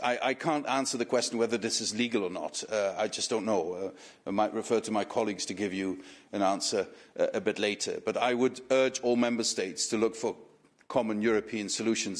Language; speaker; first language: English; non-native, fluent; Dutch